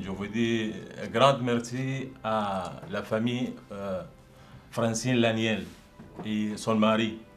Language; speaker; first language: French; non-native, learner; Arabic